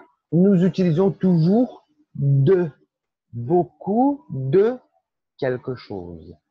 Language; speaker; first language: French; non-native, fluent; Portuguese